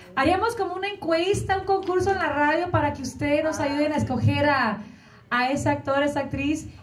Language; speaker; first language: Spanish; early bilingual, heritage; Spanish